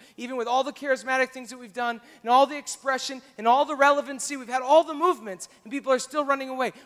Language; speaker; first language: English; native; English